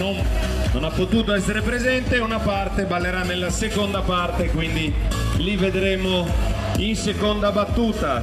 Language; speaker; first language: Italian; native; Italian